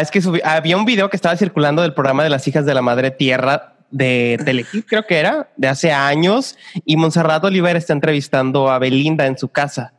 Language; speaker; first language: Spanish; native; Spanish